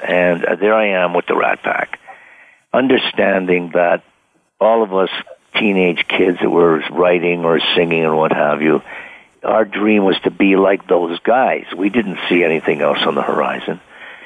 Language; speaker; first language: English; native; English